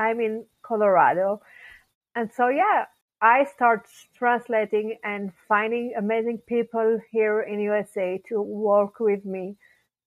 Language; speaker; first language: English; non-native, fluent; French